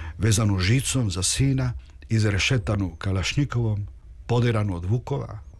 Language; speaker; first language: Serbian; early bilingual, heritage; Croatian